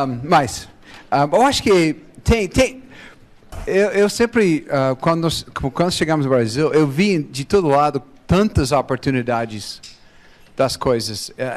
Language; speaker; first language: Portuguese; non-native, fluent; English